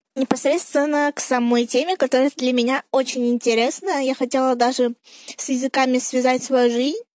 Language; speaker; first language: Russian; native; Russian